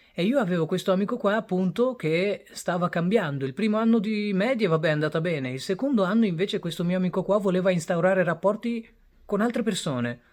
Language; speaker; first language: Italian; early bilingual, other home language; Bangla